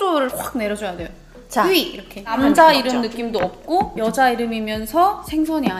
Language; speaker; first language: Korean; native; Korean